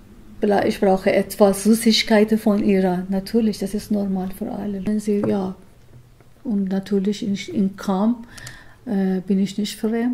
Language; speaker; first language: German; non-native, learner; Persian